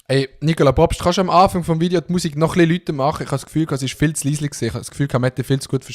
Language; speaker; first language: German; native; German